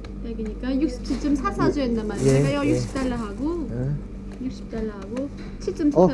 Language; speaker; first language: Korean; native; Korean